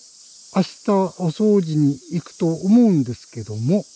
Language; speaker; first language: Japanese; native; Japanese